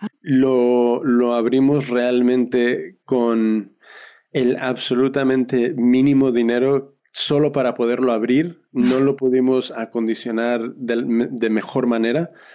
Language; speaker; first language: Spanish; early bilingual, heritage; Spanish